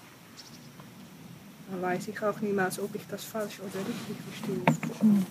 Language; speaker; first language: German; non-native, learner; Dutch